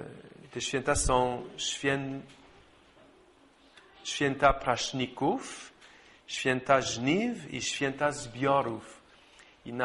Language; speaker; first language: Polish; non-native, fluent; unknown